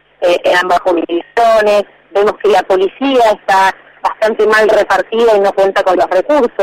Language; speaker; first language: Spanish; native; Spanish